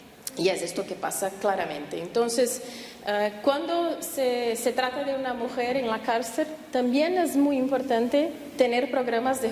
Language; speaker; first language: Spanish; non-native, fluent; Portuguese